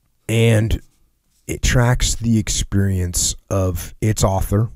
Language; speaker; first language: English; native; English